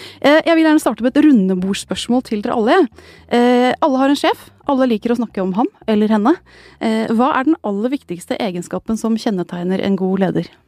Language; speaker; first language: Norwegian; native; Norwegian